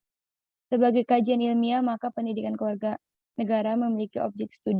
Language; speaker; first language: Indonesian; native; Indonesian